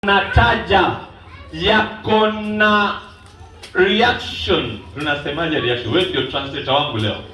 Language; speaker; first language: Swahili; non-native, local second language; Luo (Kenya and Tanzania)